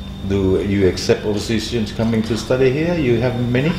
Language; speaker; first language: English; non-native, fluent; Thai